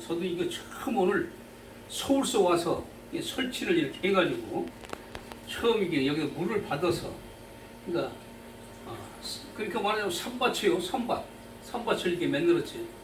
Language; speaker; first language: Korean; native; Korean